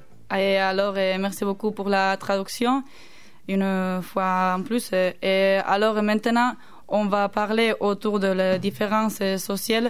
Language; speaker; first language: French; non-native, learner; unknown